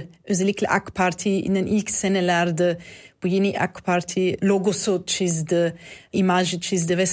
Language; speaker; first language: Turkish; non-native, fluent; German